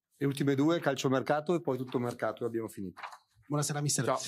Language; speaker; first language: Italian; native; Italian